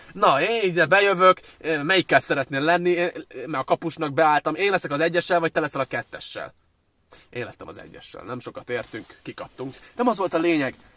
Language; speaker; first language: Hungarian; early bilingual, other home language; Chinese